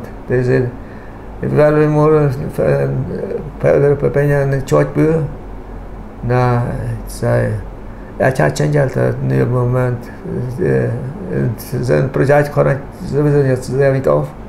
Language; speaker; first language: German; non-native, local second language; Low German